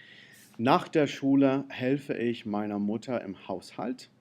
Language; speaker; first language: German; non-native, fluent; English